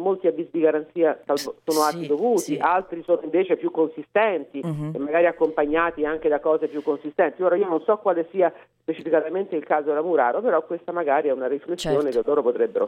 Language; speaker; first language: Italian; native; Italian